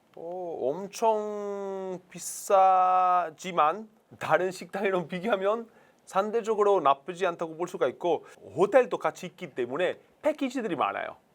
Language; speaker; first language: Korean; non-native, fluent; Italian